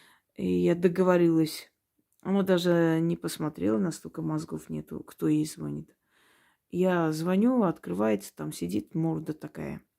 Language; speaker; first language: Russian; native; Russian